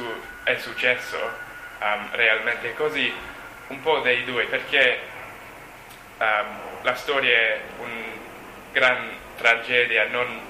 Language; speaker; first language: Italian; non-native, learner; English